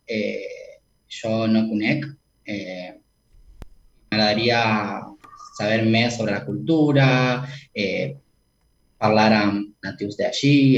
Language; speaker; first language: Catalan; non-native, learner; Spanish